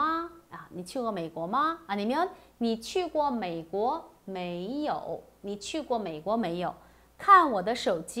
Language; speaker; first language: Chinese; non-native, fluent; Korean